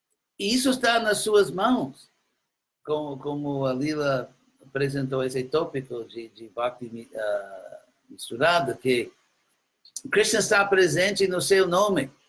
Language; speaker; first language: Portuguese; non-native, fluent; English